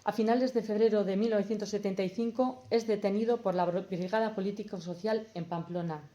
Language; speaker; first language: Spanish; native; Spanish